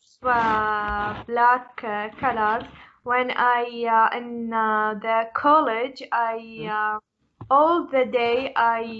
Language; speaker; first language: English; non-native, learner; Arabic